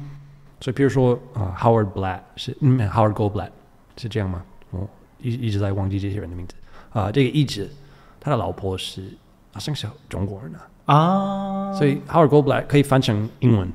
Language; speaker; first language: Chinese; non-native, fluent; English